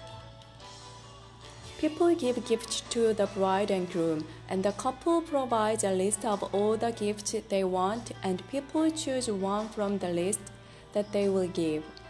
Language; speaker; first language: English; non-native, fluent; Korean